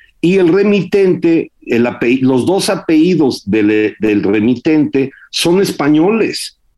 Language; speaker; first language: Spanish; early bilingual, heritage; Spanish